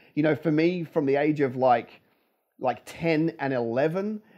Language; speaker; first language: English; native; English